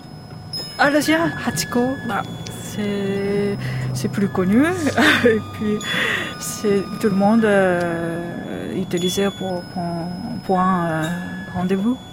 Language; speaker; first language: French; non-native, learner; Japanese